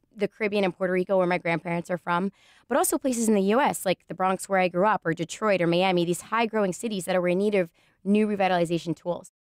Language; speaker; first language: English; native; English